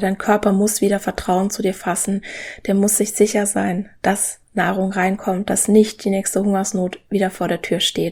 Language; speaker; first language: German; native; German